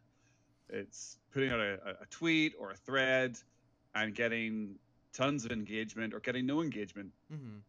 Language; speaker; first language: English; native; English